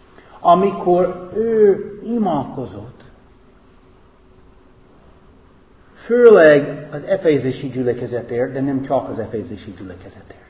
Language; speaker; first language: Hungarian; non-native, fluent; English